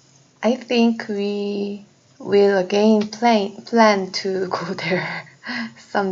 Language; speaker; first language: English; non-native, learner; Korean